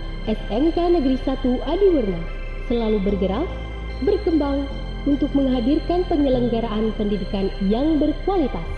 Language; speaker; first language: Indonesian; native; Indonesian